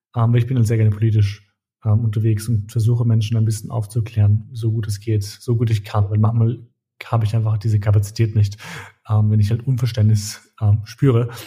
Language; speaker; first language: German; early bilingual, other home language; Albanian